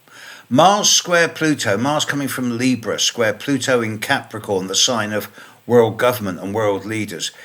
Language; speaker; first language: English; native; English